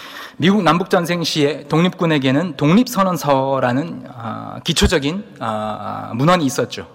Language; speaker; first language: Korean; native; Korean